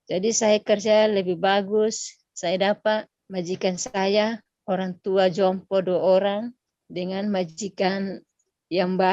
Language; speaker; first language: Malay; non-native, local second language; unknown